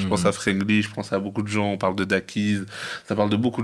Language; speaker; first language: French; native; French